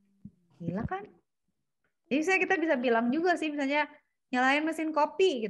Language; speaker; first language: Indonesian; native; Indonesian